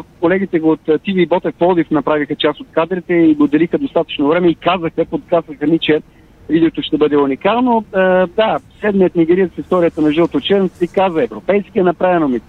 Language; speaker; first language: Bulgarian; native; Bulgarian